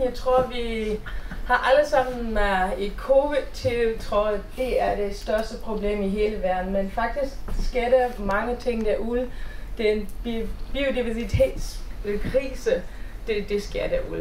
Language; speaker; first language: Danish; non-native, fluent; German